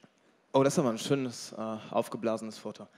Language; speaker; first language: German; native; German